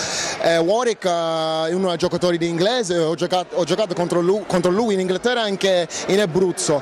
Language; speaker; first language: Italian; non-native, learner; English